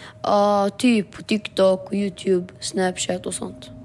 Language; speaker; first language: Swedish; early bilingual, other home language; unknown